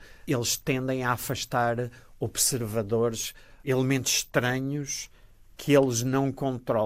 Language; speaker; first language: Portuguese; native; Portuguese